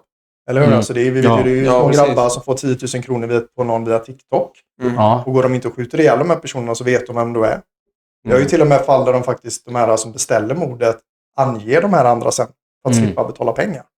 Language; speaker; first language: Swedish; native; Swedish